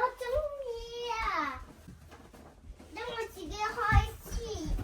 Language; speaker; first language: Cantonese; early bilingual, heritage; Cantonese